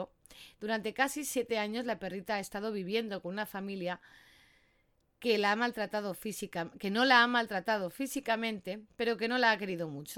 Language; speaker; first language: Spanish; native; Spanish